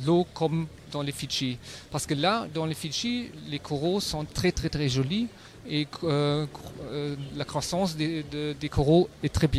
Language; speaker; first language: French; non-native, fluent; German